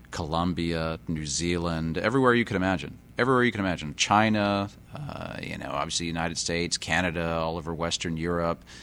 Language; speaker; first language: English; native; English